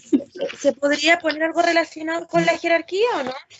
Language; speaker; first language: Spanish; native; Spanish